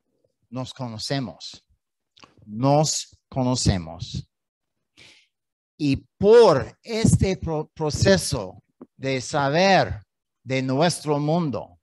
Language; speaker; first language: Spanish; non-native, learner; English